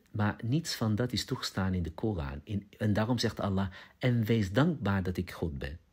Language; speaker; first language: Dutch; early bilingual, other home language; Arabic